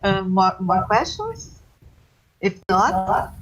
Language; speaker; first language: English; non-native, learner; Portuguese